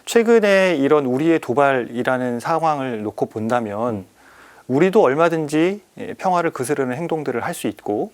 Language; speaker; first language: Korean; native; Korean